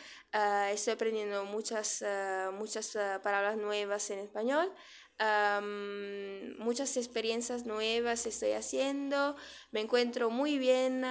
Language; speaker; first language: Spanish; non-native, learner; Italian